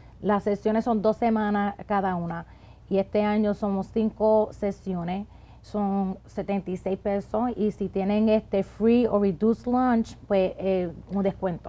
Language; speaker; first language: Spanish; early bilingual, heritage; Spanish